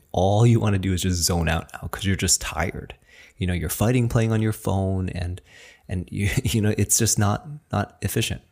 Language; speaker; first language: English; early bilingual, other home language; Chinese